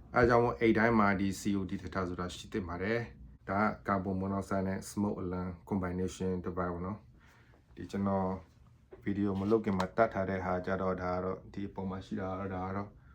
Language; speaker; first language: Burmese; non-native, local second language; S'gaw Karen